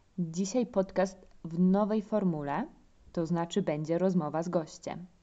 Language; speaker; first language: Polish; native; Polish